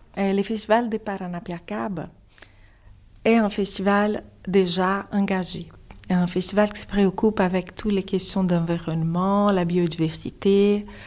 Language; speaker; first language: French; non-native, fluent; Portuguese